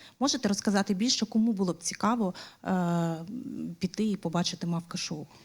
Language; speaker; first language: Ukrainian; native; Ukrainian